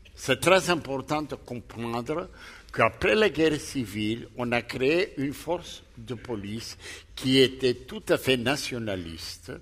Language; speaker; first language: French; non-native, fluent; Greek